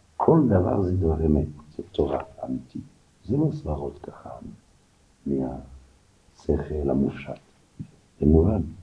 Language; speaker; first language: Hebrew; non-native, fluent; French